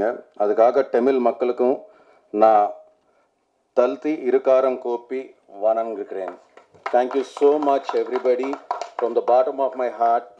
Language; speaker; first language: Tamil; non-native, learner; Telugu